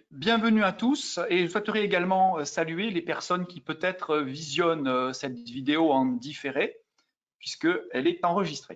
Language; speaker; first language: French; native; French